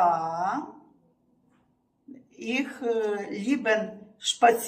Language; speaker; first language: German; non-native, learner; Russian